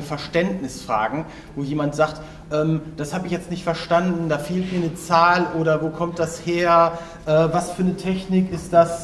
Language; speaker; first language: German; native; German